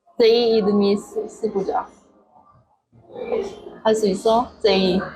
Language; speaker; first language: Korean; non-native, learner; Chinese